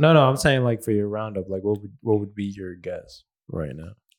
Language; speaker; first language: English; native; English